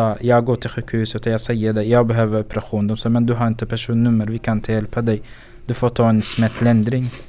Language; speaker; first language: Swedish; non-native, fluent; Arabic